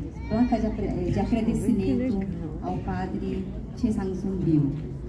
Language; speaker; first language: Portuguese; early bilingual, heritage; Korean